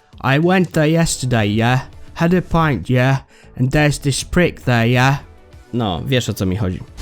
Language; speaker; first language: English; non-native, fluent; Polish